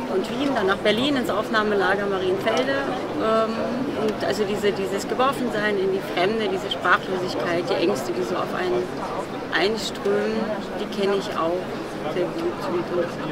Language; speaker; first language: German; early bilingual, other home language; Russian